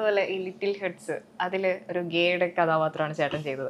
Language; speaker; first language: Malayalam; native; Malayalam